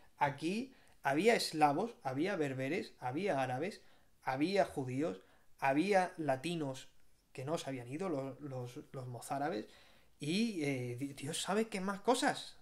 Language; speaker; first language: Spanish; native; Spanish